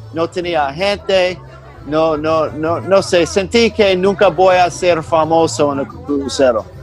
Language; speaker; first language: Spanish; non-native, fluent; English